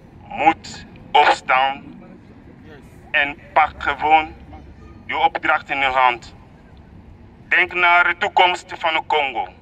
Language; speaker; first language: Dutch; non-native, learner; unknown